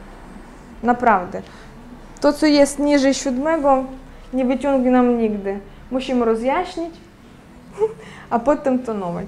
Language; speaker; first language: Polish; non-native, fluent; Ukrainian